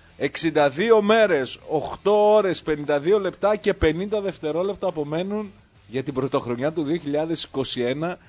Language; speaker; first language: Greek; native; Greek